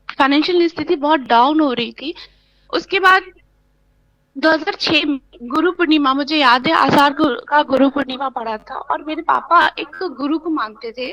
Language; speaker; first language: Hindi; native; Hindi